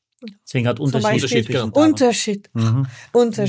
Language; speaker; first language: German; native; German